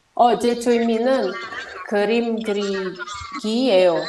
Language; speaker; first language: Korean; non-native, learner; Indonesian